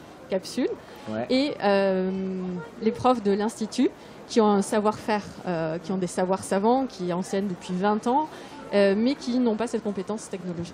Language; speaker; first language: French; native; French